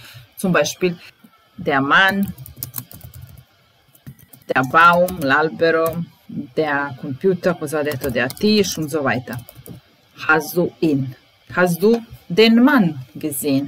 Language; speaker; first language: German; non-native, fluent; Italian